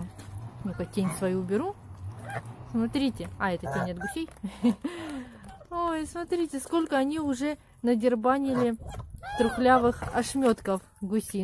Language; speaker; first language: Russian; native; Russian